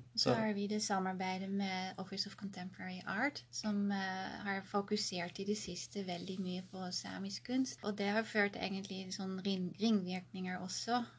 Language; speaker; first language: Norwegian; non-native, fluent; Dutch